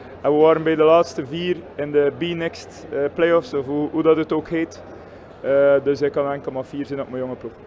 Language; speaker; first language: Dutch; non-native, local second language; French